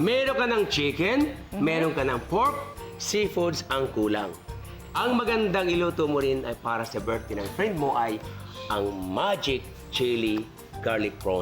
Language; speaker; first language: Filipino; native; Filipino